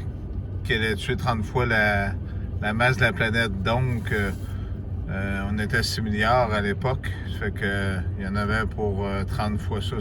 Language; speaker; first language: French; native; French